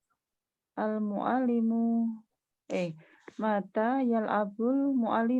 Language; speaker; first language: Arabic; non-native, learner; Indonesian